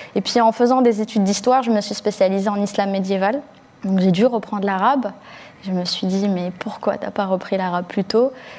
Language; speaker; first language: French; early bilingual, other home language; Arabic